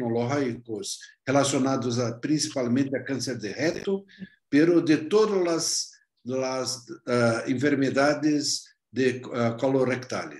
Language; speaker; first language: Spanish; non-native, fluent; Portuguese